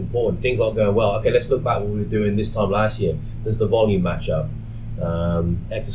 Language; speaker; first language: English; native; English